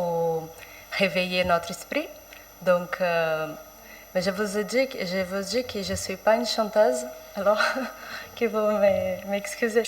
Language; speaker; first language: French; non-native, fluent; Portuguese